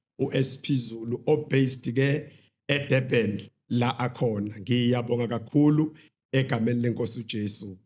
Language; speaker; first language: Zulu; native; Zulu